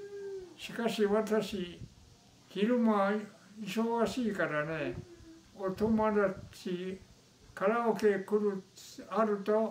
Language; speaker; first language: Japanese; non-native, local second language; Min Nan Chinese